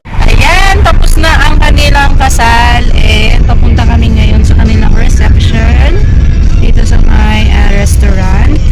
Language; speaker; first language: Filipino; native; Filipino